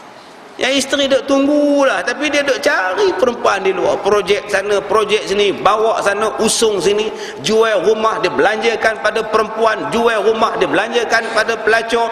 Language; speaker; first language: Malay; native; Malay